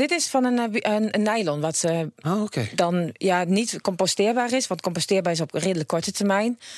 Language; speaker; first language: Dutch; native; Dutch